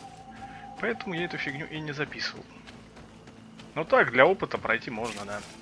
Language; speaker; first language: Russian; native; Russian